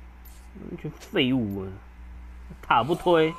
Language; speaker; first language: Chinese; native; Chinese